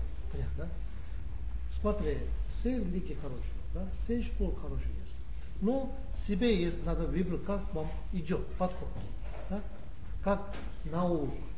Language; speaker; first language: Russian; non-native, learner; Tibetan